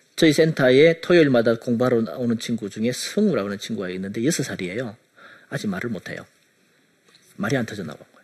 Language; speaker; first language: Korean; native; Korean